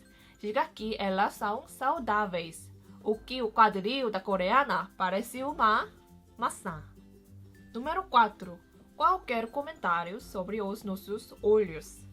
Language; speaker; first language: Portuguese; non-native, fluent; Korean